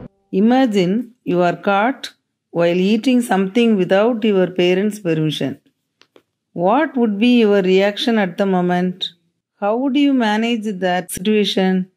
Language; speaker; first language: English; non-native, local second language; Tamil